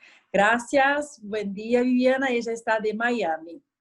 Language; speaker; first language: Spanish; non-native, learner; Portuguese